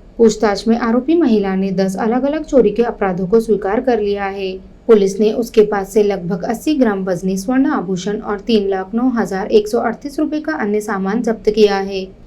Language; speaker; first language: Hindi; non-native, local second language; Marathi